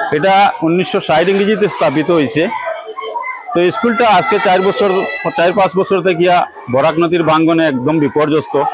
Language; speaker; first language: Bangla; native; Bangla